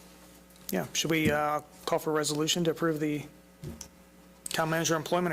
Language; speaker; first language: English; native; English